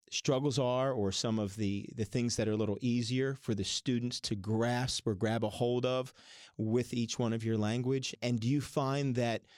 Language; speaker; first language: English; native; English